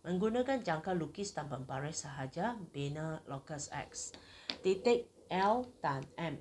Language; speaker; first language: Malay; non-native, local second language; Chinese